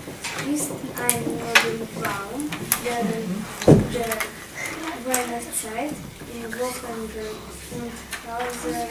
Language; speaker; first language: German; non-native, learner; Russian